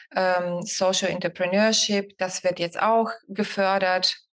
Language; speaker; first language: German; non-native, fluent; Bulgarian